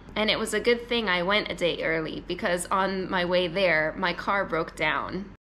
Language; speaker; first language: English; native; English